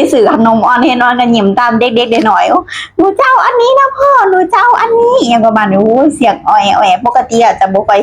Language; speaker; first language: Thai; non-native, local second language; Lao